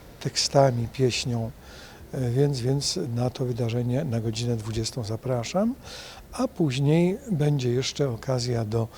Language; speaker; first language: Polish; native; Polish